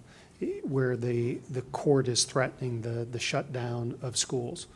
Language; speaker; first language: English; native; English